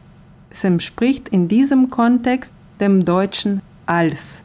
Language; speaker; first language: German; non-native, fluent; Russian